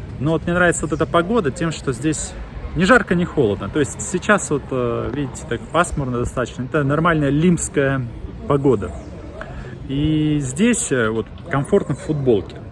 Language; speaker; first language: Russian; native; Russian